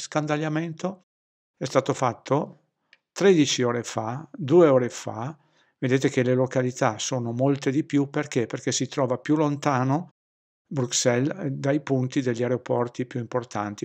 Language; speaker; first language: Italian; native; Italian